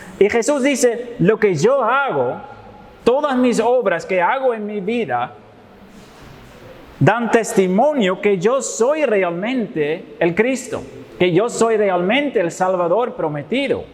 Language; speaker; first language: Spanish; non-native, fluent; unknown